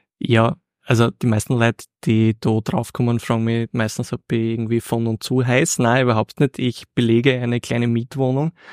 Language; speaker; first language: German; native; German